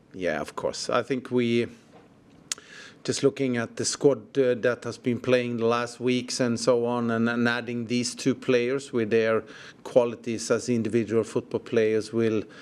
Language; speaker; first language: English; non-native, fluent; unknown